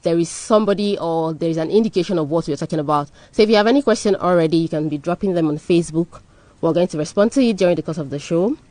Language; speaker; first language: English; non-native, local second language; Yoruba